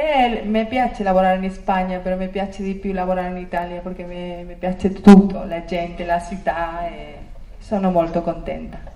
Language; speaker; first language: Italian; non-native, learner; Spanish